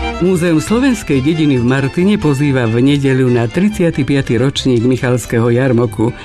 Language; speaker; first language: Slovak; native; Slovak